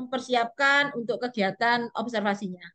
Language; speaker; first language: Indonesian; native; Indonesian